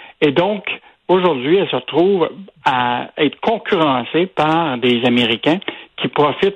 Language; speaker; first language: French; native; French